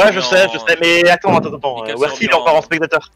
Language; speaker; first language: French; native; French